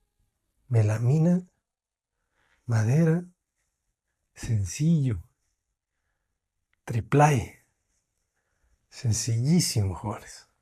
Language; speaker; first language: Spanish; native; Spanish